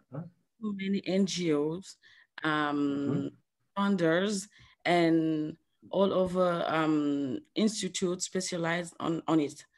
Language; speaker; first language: English; non-native, learner; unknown